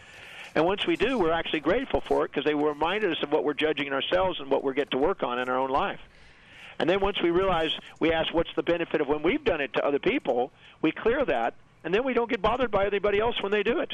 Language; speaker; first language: English; native; English